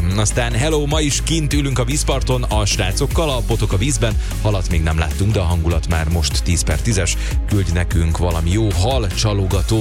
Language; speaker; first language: Hungarian; native; Hungarian